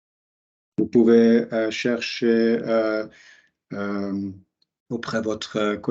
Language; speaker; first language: French; non-native, local second language; German